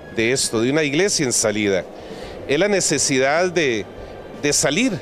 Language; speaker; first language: Spanish; native; Spanish